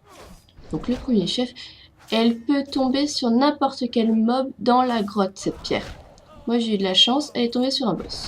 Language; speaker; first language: French; native; French